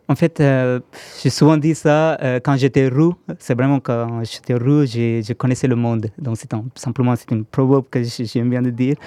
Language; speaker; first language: French; non-native, fluent; Tamil